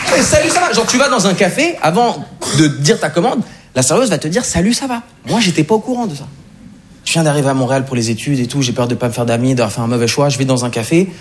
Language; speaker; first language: French; native; French